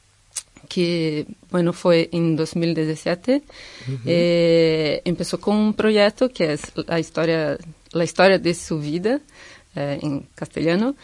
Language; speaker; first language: Spanish; non-native, fluent; Portuguese